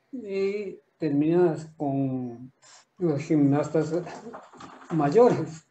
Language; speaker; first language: Spanish; non-native, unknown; Japanese